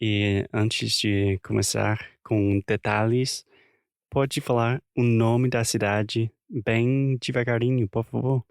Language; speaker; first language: Portuguese; non-native, fluent; English